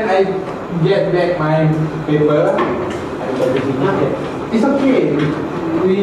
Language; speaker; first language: English; non-native, fluent; Malay